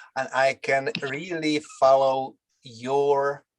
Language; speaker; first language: English; non-native, fluent; Czech